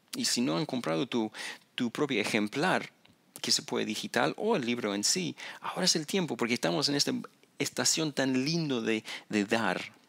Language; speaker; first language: Spanish; non-native, fluent; English